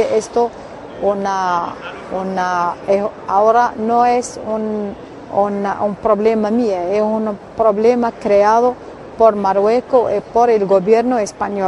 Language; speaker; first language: Spanish; non-native, fluent; Arabic